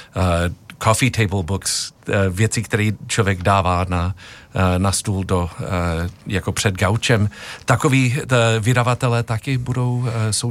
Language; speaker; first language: Czech; non-native, learner; English